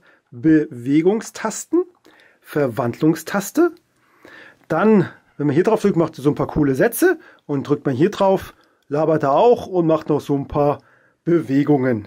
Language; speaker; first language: German; native; German